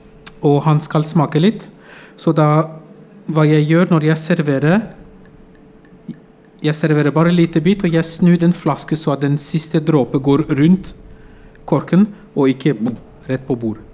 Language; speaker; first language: Norwegian; non-native, fluent; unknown